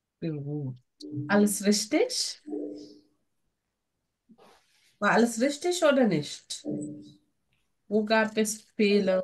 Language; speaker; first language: German; non-native, fluent; Sinhala